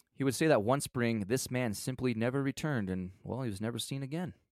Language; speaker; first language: English; native; English